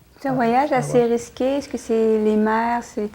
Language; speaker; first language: French; native; French